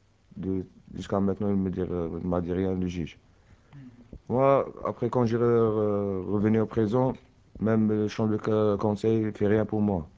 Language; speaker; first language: French; non-native, learner; Arabic